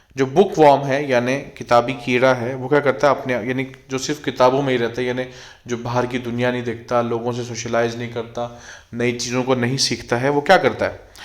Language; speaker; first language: Urdu; native; Urdu